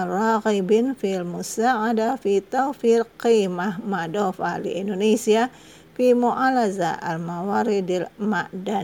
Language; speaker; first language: Arabic; non-native, fluent; Indonesian